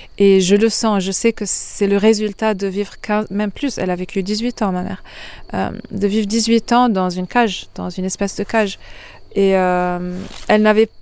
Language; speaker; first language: French; non-native, local second language; Arabic